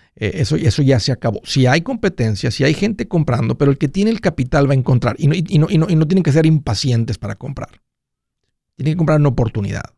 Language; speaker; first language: Spanish; early bilingual, heritage; Spanish